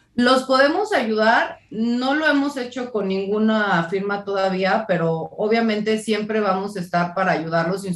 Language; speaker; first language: Spanish; native; Spanish